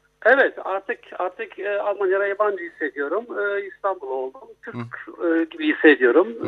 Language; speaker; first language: Turkish; non-native, fluent; German